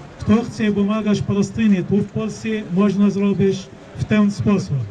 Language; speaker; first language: Polish; non-native, fluent; Arabic